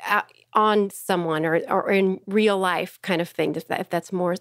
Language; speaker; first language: English; native; English